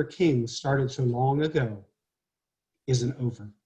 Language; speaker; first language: English; native; English